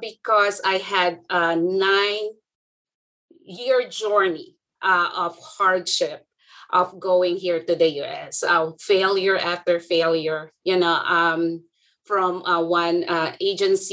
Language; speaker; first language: English; non-native, local second language; Filipino